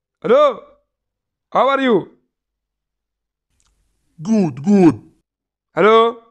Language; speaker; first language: English; non-native, learner; Arabic